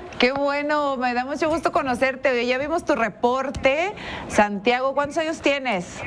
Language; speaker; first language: Spanish; native; Spanish